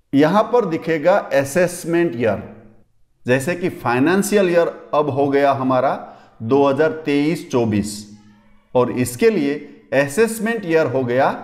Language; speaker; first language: Hindi; non-native, local second language; Gujarati